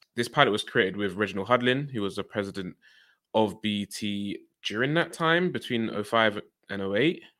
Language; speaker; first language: English; native; English